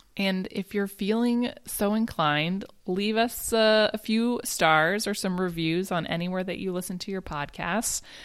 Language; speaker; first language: English; native; English